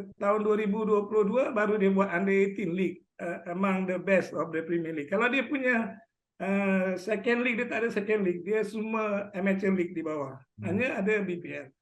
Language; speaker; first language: Malay; native; Malay